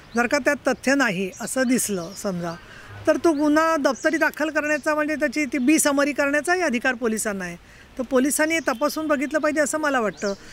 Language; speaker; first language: Marathi; native; Marathi